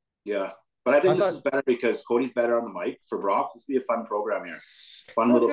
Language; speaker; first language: English; native; English